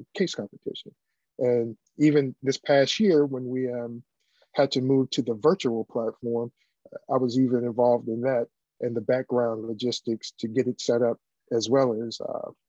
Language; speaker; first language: English; native; English